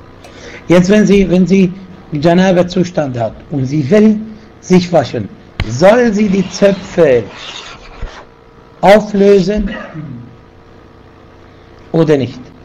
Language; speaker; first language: German; non-native, fluent; Arabic